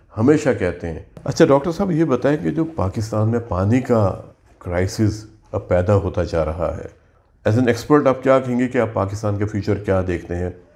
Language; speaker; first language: Urdu; native; Urdu